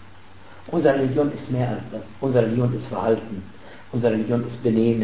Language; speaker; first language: German; non-native, fluent; Arabic